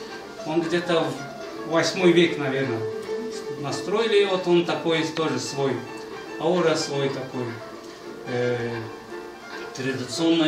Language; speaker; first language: Russian; non-native, fluent; Azerbaijani